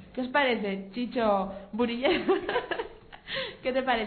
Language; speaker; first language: Spanish; native; Spanish